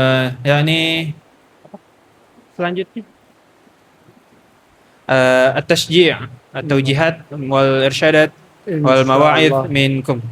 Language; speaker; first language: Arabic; non-native, learner; Indonesian